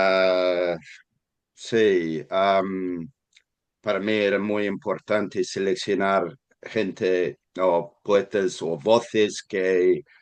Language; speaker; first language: Spanish; non-native, fluent; English